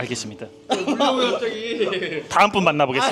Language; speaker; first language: Korean; native; Korean